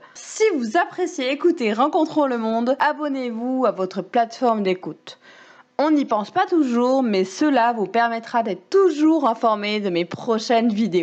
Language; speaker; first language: French; native; French